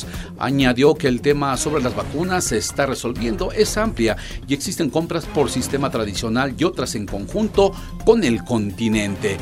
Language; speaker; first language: Spanish; native; Spanish